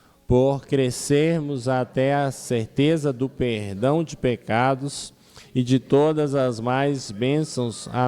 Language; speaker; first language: Portuguese; native; Portuguese